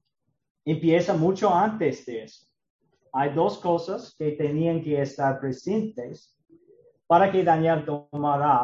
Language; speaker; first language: Spanish; non-native, learner; English